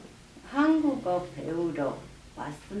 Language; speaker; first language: Korean; non-native, learner; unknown